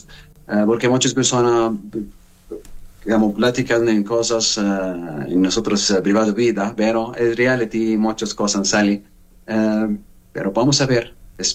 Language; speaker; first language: Spanish; non-native, learner; Arabic